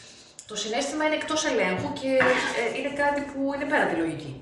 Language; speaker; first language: Greek; native; Greek